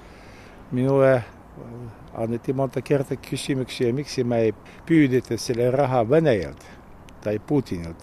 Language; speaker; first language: Finnish; non-native, learner; Russian